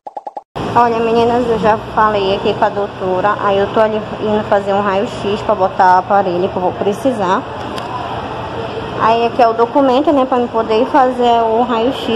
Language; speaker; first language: Portuguese; native; Portuguese